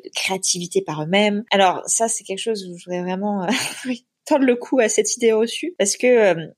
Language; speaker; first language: French; native; French